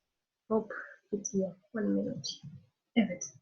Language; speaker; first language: Turkish; non-native, learner; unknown